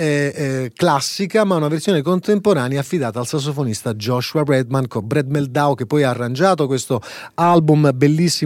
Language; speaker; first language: Italian; native; Italian